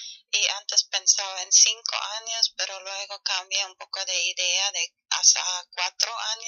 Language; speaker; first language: Spanish; non-native, learner; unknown